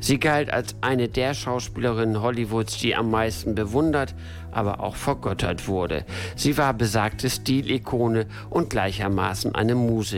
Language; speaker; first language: German; native; German